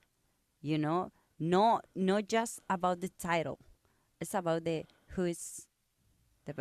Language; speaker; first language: English; non-native, learner; Spanish